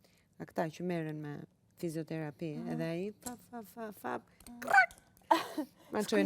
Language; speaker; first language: Albanian; native; Albanian